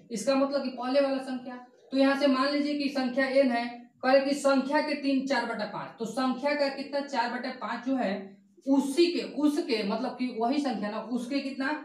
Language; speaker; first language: Hindi; native; Hindi